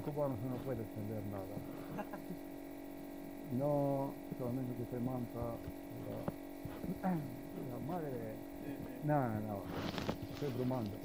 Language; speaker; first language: Spanish; non-native, learner; Slovenian